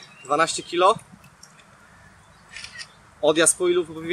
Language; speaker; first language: Polish; native; Polish